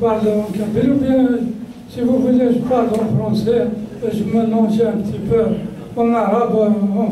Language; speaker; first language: French; non-native, local second language; Kabyle